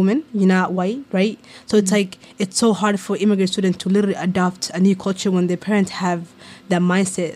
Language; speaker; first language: English; non-native, local second language; Somali